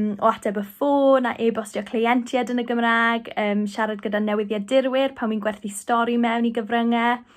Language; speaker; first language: Welsh; non-native, local second language; English